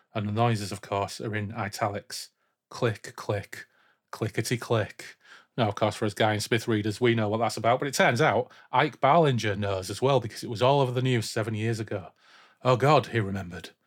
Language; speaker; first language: English; native; English